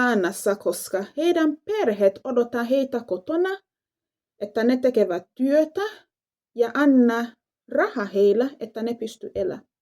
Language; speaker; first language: Finnish; non-native, fluent; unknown